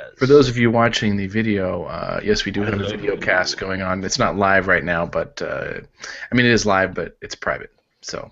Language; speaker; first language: English; native; English